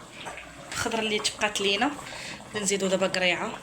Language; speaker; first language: Arabic; native; Arabic